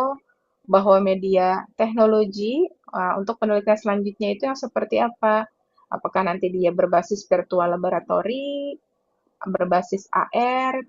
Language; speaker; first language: Indonesian; native; Indonesian